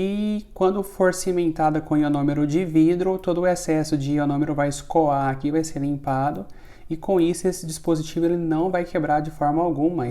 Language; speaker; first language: Portuguese; native; Portuguese